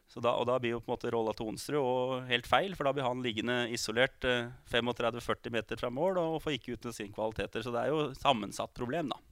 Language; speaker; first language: Norwegian; native; Norwegian